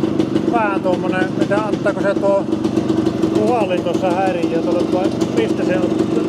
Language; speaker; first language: Finnish; native; Finnish